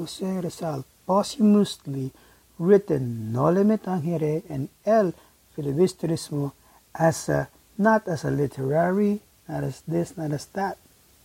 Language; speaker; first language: English; non-native, local second language; Filipino